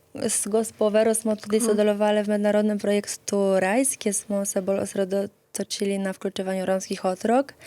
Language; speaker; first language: Slovenian; native; Slovenian